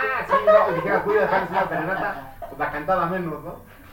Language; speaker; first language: Spanish; native; Spanish